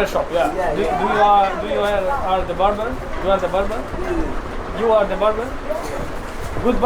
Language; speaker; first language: English; non-native, learner; Italian